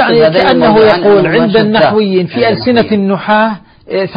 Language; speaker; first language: Arabic; native; Arabic